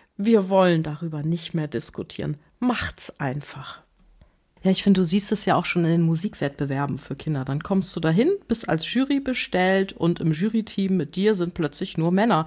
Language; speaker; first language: German; native; German